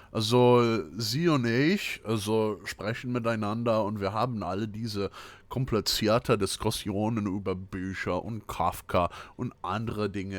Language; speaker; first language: German; non-native, fluent; English